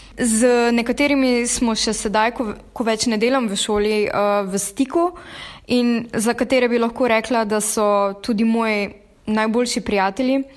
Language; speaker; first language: Slovenian; native; Slovenian